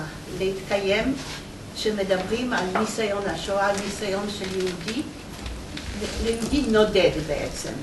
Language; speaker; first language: Hebrew; non-native, fluent; Polish